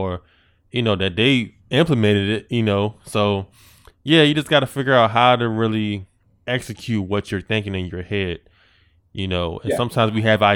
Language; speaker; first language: English; native; English